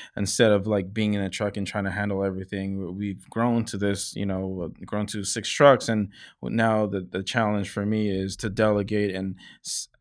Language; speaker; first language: English; native; English